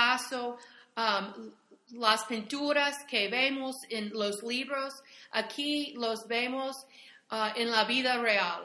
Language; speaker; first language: Spanish; non-native, fluent; English